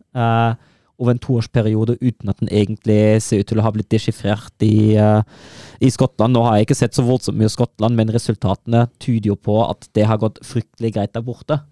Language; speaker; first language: Norwegian; non-native, fluent; German